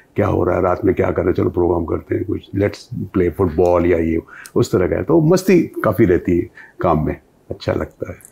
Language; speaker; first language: Hindi; native; Hindi